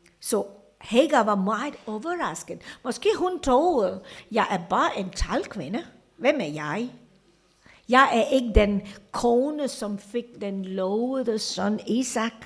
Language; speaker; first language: Danish; non-native, fluent; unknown